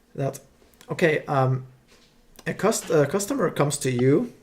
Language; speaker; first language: English; non-native, fluent; Finnish